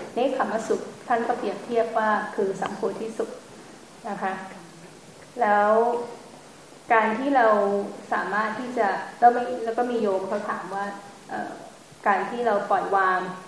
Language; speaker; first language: Thai; native; Thai